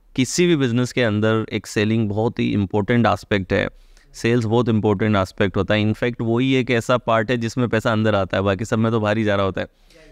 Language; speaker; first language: Hindi; native; Hindi